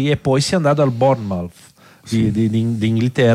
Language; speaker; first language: Italian; non-native, fluent; Portuguese